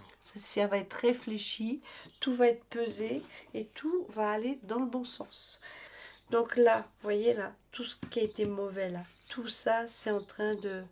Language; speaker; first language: French; native; French